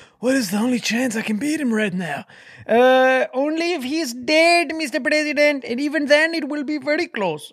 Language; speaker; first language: English; non-native, fluent; German